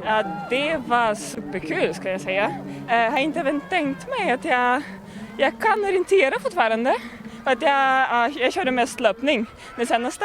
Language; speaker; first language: Swedish; non-native, fluent; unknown